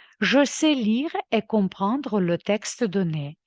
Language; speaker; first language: French; non-native, fluent; Ukrainian